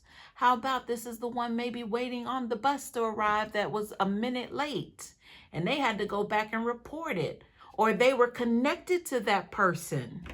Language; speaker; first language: English; native; English